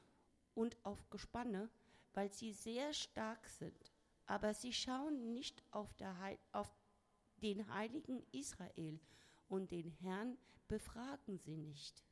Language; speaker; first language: German; non-native, fluent; Spanish